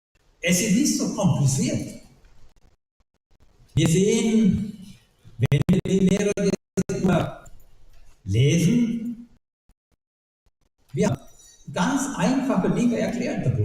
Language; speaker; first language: German; non-native, learner; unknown